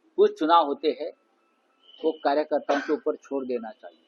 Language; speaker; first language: Hindi; non-native, local second language; Marathi